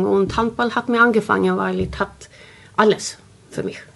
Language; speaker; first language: German; non-native, learner; Swedish